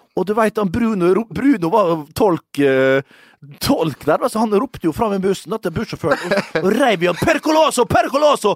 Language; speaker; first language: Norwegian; native; Norwegian